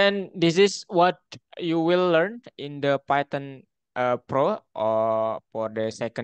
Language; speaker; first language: English; non-native, fluent; Indonesian